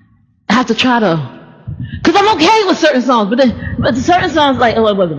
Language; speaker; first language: English; native; English